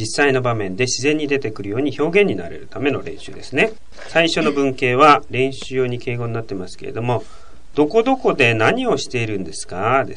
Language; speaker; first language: Japanese; native; Japanese